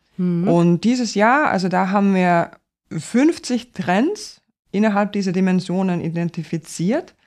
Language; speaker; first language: German; non-native, fluent; Finnish